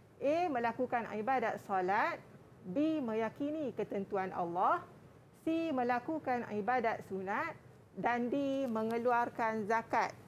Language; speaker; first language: Malay; native; Malay